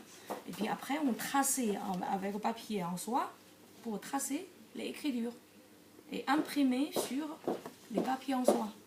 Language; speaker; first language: French; non-native, learner; Chinese